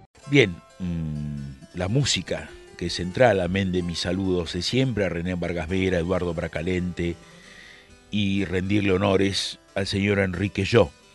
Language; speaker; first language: Spanish; native; Spanish